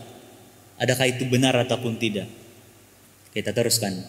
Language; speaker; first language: Malay; native; Malay